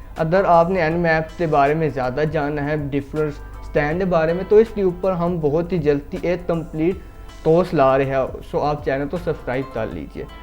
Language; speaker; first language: Urdu; non-native, local second language; Punjabi